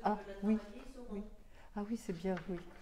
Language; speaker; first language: French; native; French